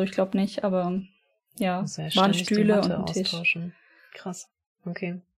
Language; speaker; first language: German; native; German